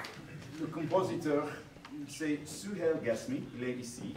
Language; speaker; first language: French; non-native, fluent; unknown